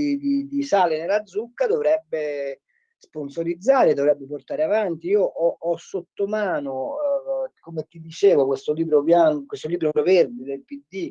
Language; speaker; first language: Italian; native; Italian